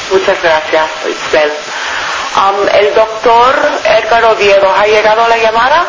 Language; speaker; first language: Spanish; non-native, fluent; English